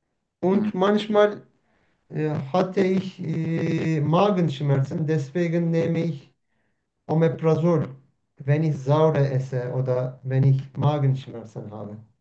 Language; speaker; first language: German; non-native, learner; Turkish